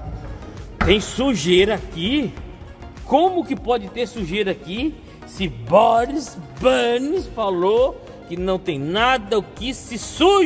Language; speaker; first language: Portuguese; native; Portuguese